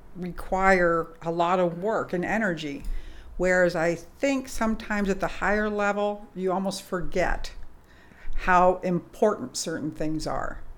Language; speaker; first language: English; native; English